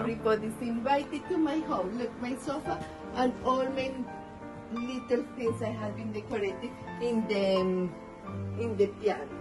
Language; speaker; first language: English; non-native, learner; Spanish